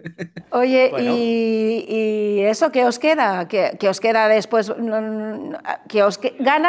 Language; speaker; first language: Spanish; native; Spanish